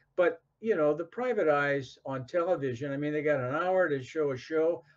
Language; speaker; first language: English; native; English